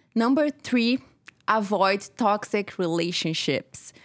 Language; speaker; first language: English; non-native, fluent; Portuguese